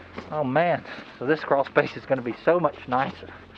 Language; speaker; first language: English; native; English